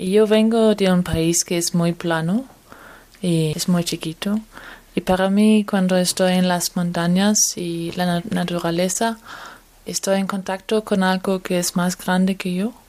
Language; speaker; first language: Spanish; non-native, fluent; Danish